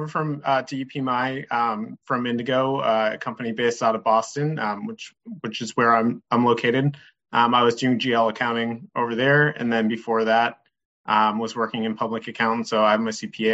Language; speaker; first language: English; native; English